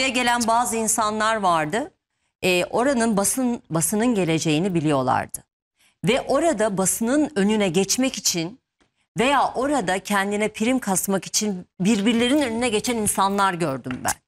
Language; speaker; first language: Turkish; native; Turkish